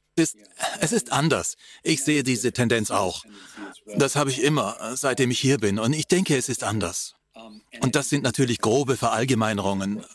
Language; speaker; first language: German; non-native, fluent; English